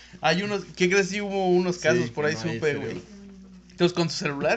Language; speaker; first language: Spanish; native; Spanish